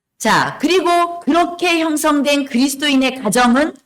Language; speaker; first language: Korean; native; Korean